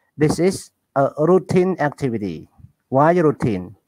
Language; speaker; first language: English; non-native, learner; Khmer